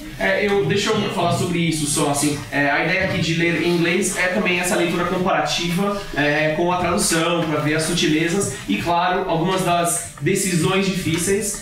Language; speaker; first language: Portuguese; early bilingual, heritage; Portuguese